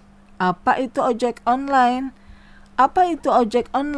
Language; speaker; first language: Indonesian; native; Indonesian